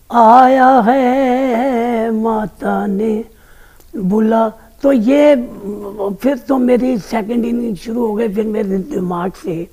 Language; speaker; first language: Hindi; native; Hindi